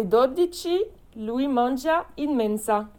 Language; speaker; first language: Italian; non-native, learner; French